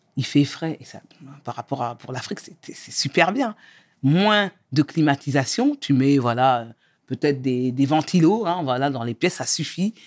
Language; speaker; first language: French; early bilingual, other home language; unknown